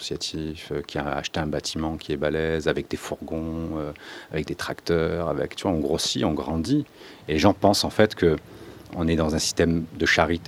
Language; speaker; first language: French; native; French